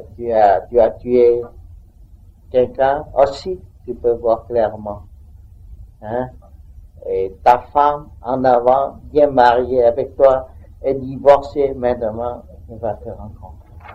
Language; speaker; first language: French; non-native, learner; Vietnamese